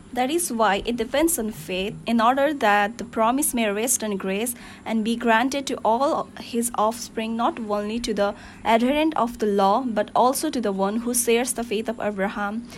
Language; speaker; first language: English; non-native, local second language; Nepali